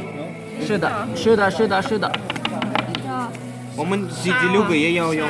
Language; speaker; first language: Chinese; non-native, learner; Hmong